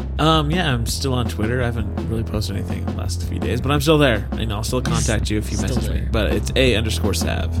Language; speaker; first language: English; native; English